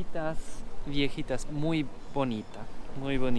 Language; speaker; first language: Spanish; non-native, learner; German